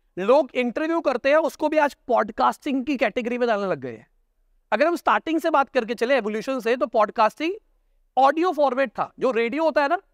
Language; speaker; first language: Hindi; native; Hindi